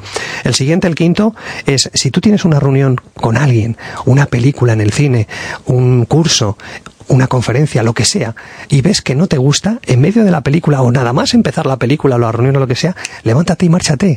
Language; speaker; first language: Spanish; native; Spanish